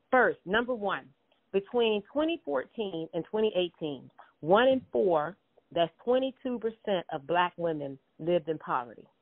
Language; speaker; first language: English; native; English